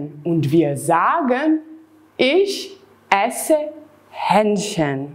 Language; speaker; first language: German; non-native, fluent; Serbian